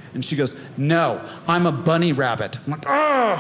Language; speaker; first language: English; native; English